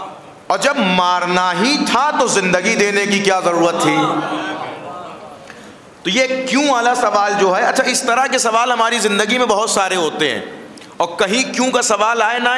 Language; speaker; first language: Urdu; native; Urdu